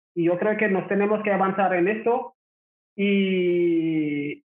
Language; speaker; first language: Spanish; non-native, fluent; Wolof